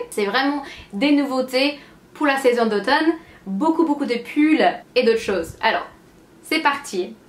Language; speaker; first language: French; non-native, fluent; English